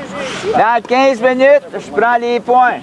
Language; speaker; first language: French; native; French